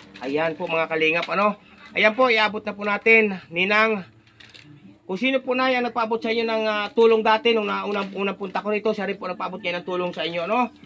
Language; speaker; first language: Filipino; native; Filipino